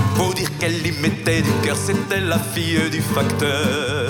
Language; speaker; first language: Dutch; non-native, fluent; French